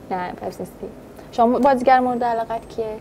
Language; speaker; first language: Persian; native; Persian